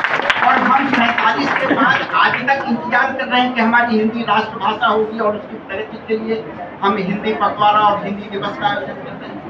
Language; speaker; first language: Hindi; native; Hindi